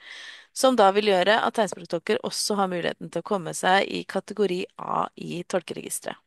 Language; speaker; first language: Norwegian; native; Norwegian